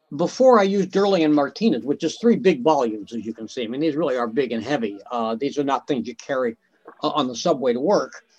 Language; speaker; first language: English; native; English